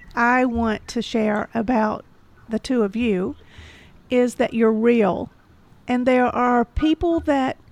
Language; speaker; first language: English; native; English